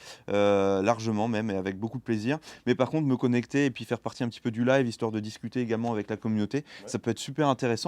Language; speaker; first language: French; native; French